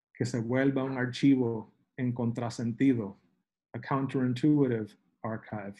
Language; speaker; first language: Spanish; early bilingual, heritage; Spanish